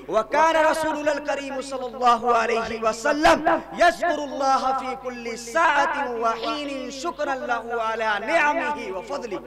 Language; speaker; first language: Arabic; non-native, learner; Urdu